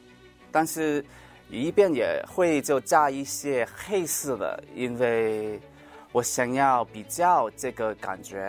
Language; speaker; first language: Chinese; early bilingual, heritage; Cantonese